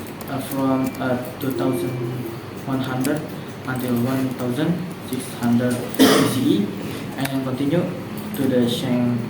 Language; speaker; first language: English; non-native, learner; Indonesian